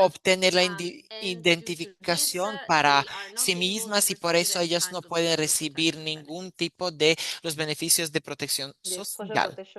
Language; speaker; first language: Spanish; non-native, fluent; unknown